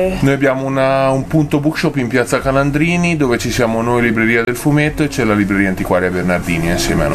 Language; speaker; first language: Italian; native; Italian